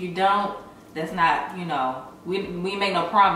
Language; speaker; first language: English; native; English